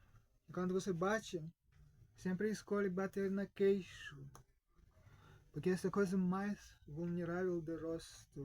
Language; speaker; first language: Portuguese; non-native, fluent; Russian